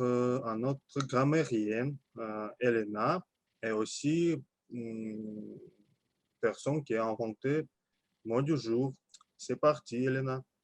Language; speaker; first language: French; non-native, learner; Russian